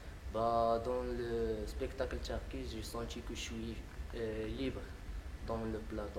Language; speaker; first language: French; non-native, local second language; Arabic